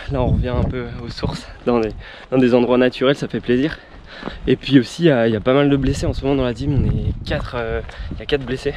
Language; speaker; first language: French; native; French